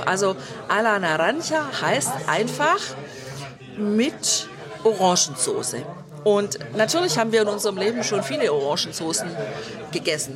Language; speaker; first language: German; native; German